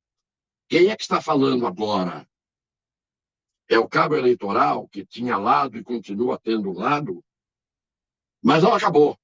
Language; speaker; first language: Portuguese; native; Portuguese